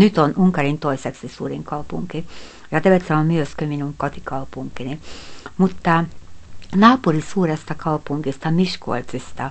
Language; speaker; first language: Finnish; non-native, fluent; Hungarian